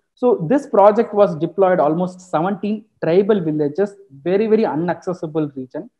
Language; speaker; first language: English; non-native, local second language; Tamil